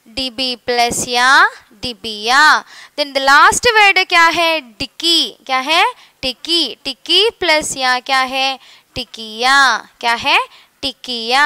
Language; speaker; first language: Hindi; non-native, local second language; Malayalam